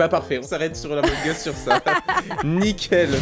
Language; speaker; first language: French; native; French